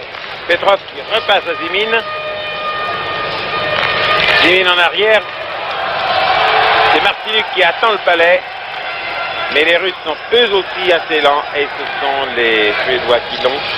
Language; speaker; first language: French; native; French